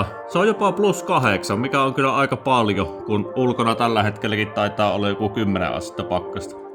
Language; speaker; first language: Finnish; native; Finnish